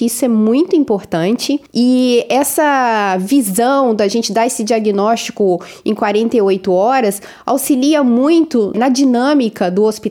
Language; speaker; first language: Portuguese; native; Portuguese